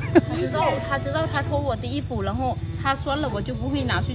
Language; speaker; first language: Chinese; non-native, learner; Lao